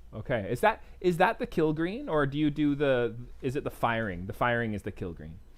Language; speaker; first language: English; native; English